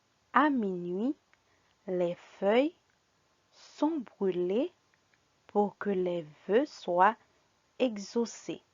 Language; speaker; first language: French; non-native, fluent; Spanish